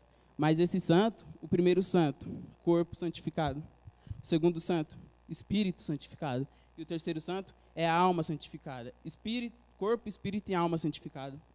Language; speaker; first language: Portuguese; native; Portuguese